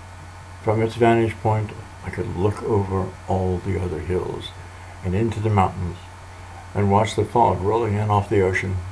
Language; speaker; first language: English; native; English